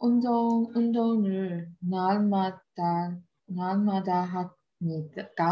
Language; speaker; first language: Korean; non-native, learner; Burmese